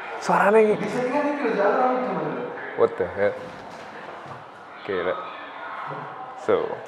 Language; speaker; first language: English; non-native, learner; Indonesian